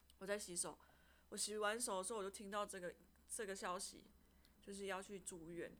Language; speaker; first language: Chinese; native; Chinese